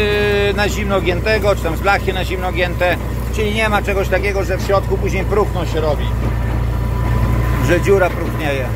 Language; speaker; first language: Polish; native; Polish